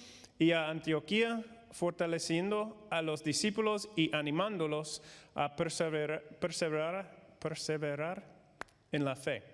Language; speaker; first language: Spanish; non-native, fluent; English